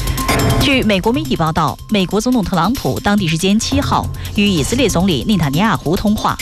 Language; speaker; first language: Chinese; native; Chinese